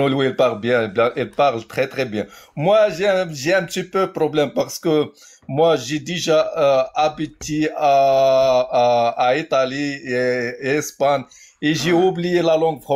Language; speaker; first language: French; non-native, learner; Arabic